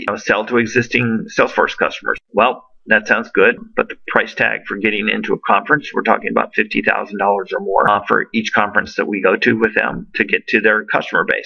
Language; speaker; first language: English; native; English